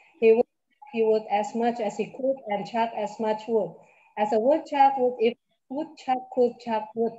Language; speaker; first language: English; non-native, fluent; Indonesian